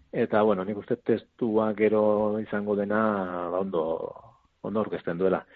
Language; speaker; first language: Basque; native; Basque